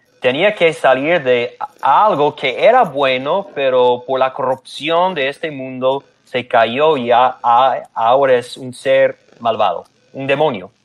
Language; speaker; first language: Spanish; non-native, fluent; English